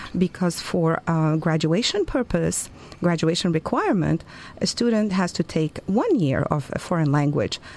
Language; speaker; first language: English; non-native, fluent; Arabic